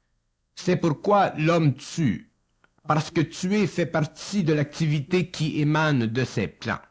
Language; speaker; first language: French; native; French